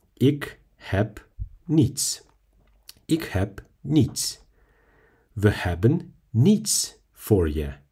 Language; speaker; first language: Dutch; non-native, fluent; Russian